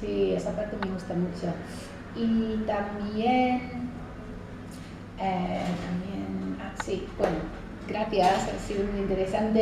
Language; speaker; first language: Spanish; non-native, fluent; English